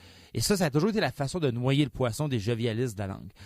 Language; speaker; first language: French; native; French